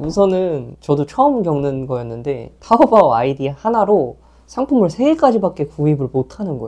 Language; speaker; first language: Korean; native; Korean